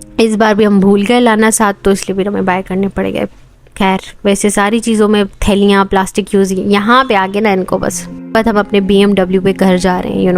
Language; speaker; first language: Urdu; native; Urdu